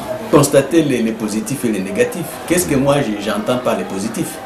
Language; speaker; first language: French; native; French